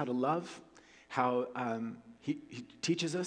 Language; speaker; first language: English; native; English